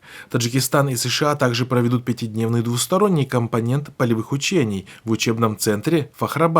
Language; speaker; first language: Russian; native; Russian